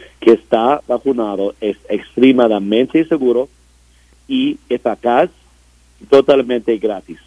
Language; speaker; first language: Spanish; non-native, learner; English